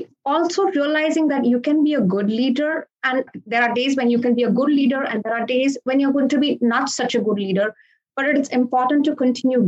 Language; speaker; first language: English; non-native, local second language; Konkani